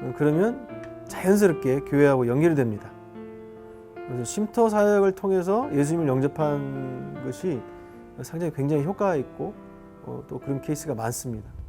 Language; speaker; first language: Korean; native; Korean